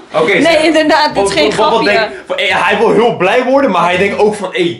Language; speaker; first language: Dutch; native; Dutch